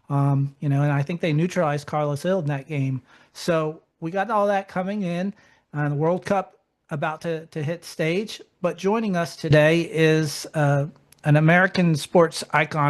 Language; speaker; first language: English; native; English